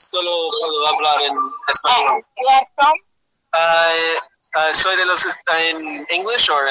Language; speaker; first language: Spanish; non-native, learner; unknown